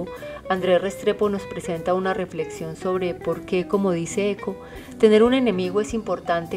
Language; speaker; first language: Spanish; native; Spanish